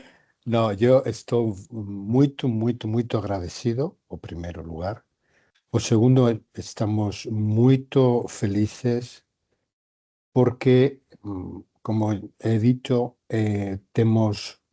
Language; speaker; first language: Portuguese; non-native, learner; Galician